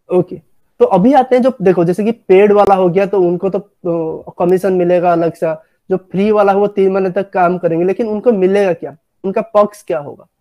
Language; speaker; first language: Hindi; non-native, local second language; Odia